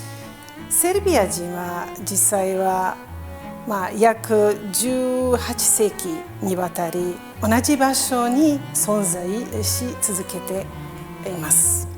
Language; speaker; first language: Japanese; non-native, fluent; Serbian